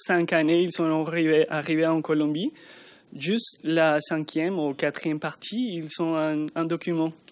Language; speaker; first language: French; non-native, learner; Spanish